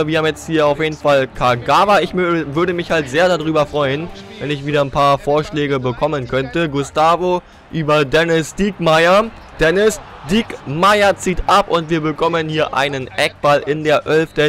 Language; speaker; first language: German; native; German